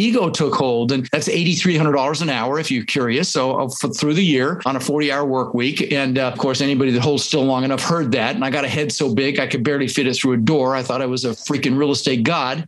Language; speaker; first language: English; early bilingual, other home language; Dutch